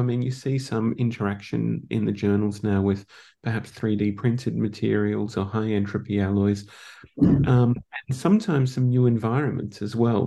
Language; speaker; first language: English; native; English